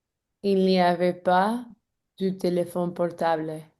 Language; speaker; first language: French; non-native, learner; English